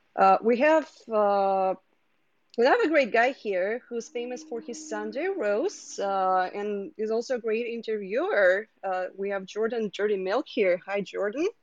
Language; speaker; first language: English; non-native, fluent; Russian